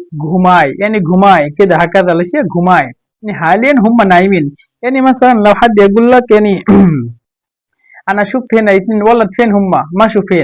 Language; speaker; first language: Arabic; non-native, fluent; Bangla